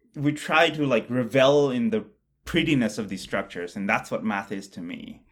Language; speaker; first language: English; non-native, local second language; Bangla